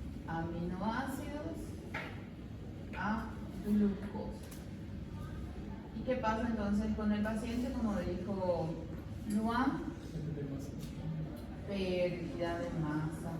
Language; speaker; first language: Spanish; native; Spanish